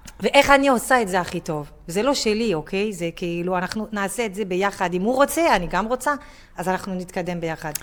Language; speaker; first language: Hebrew; non-native, fluent; French